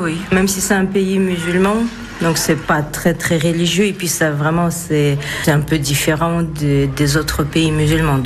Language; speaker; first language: French; non-native, fluent; Russian